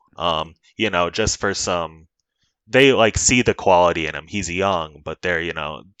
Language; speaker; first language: English; native; English